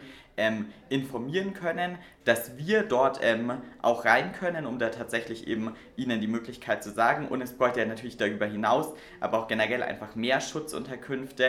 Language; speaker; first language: German; native; German